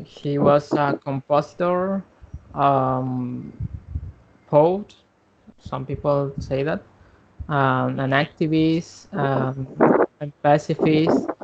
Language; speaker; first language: English; non-native, learner; Spanish